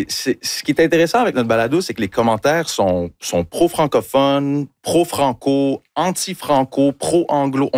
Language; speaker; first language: French; early bilingual, heritage; French